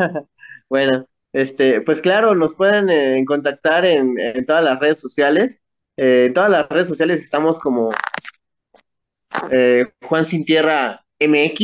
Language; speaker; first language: Spanish; native; Spanish